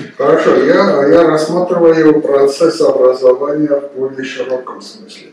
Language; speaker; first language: Russian; non-native, local second language; Armenian